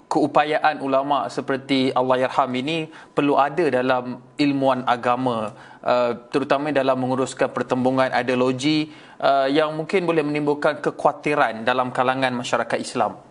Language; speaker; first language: Malay; native; Malay